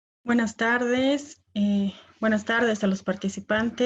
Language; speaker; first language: Spanish; native; Spanish